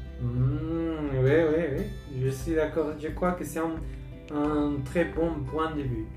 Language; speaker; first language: French; non-native, fluent; Spanish